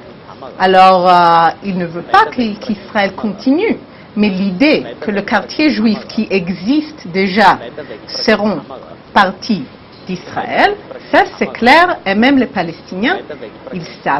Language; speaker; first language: French; non-native, learner; Hebrew